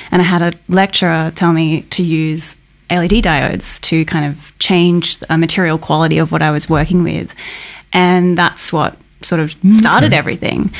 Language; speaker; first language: English; native; English